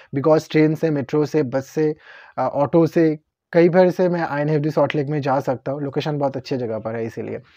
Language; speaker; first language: Hindi; non-native, local second language; Bangla